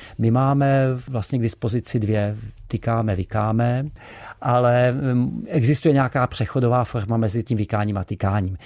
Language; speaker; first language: Czech; native; Czech